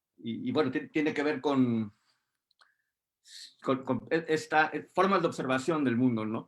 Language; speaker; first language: Spanish; native; Spanish